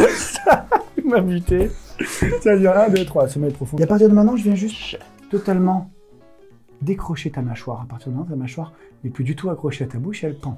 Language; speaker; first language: French; native; French